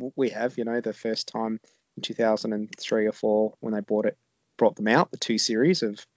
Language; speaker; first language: English; native; English